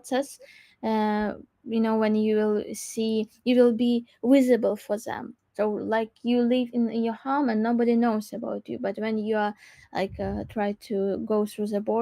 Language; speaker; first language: English; non-native, learner; Crimean Tatar